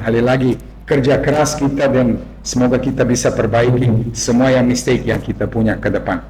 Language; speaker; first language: Indonesian; non-native, fluent; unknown